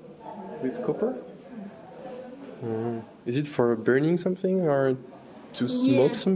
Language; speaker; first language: English; non-native, learner; French